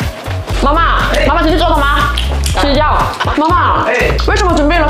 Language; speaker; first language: Chinese; non-native, learner; Korean